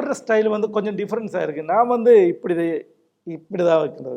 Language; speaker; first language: Tamil; non-native, local second language; Malayalam